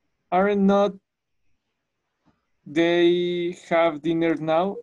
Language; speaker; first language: English; non-native, learner; Spanish